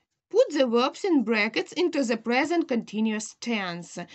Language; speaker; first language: English; non-native, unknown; Ukrainian